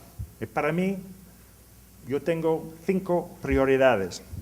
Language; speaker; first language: Spanish; non-native, learner; English